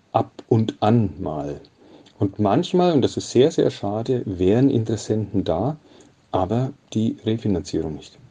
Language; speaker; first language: German; native; German